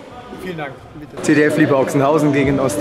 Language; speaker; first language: German; native; German